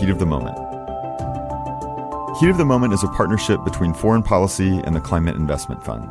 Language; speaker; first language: English; native; English